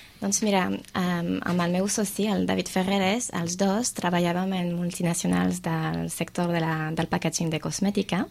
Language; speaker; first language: Catalan; non-native, fluent; French